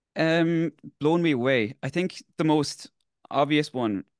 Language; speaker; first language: English; native; English